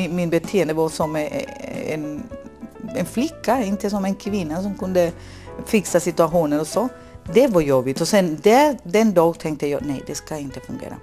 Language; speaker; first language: Swedish; non-native, fluent; Spanish